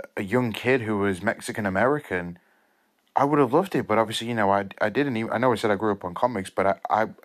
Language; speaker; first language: English; native; English